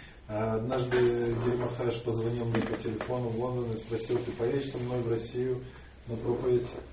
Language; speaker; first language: Russian; native; Russian